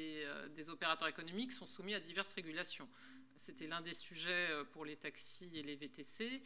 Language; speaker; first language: French; native; French